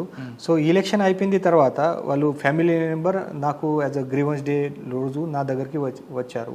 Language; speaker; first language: Telugu; non-native, fluent; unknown